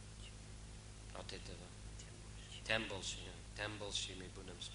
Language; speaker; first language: Russian; non-native, fluent; English